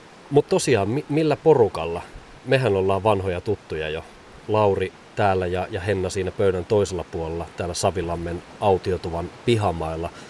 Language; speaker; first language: Finnish; native; Finnish